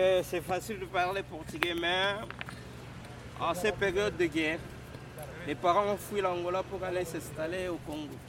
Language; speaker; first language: French; non-native, local second language; Portuguese